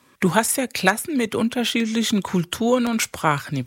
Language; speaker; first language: German; early bilingual, other home language; Spanish